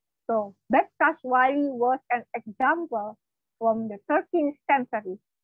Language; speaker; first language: English; non-native, fluent; Indonesian